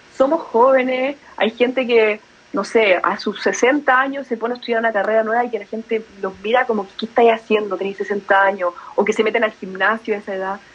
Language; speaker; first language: Spanish; native; Spanish